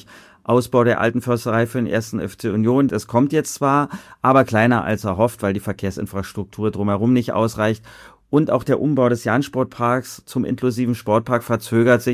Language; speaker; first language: German; native; German